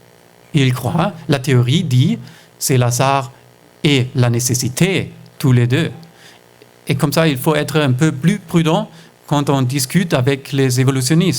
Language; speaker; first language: French; non-native, fluent; German